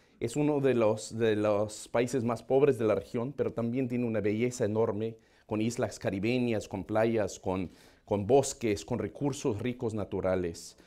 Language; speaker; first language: Spanish; non-native, fluent; English